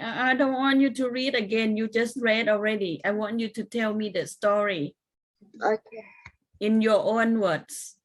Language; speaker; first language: English; non-native, fluent; Thai